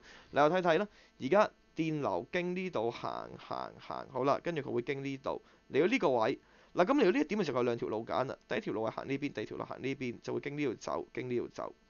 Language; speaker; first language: Cantonese; native; Cantonese